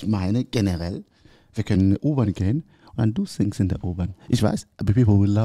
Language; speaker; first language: German; non-native, learner; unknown